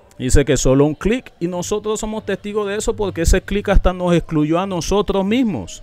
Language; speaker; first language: Spanish; non-native, local second language; English